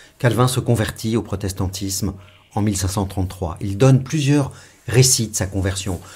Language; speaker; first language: French; native; French